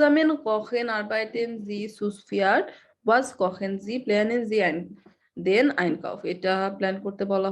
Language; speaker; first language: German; non-native, learner; Bangla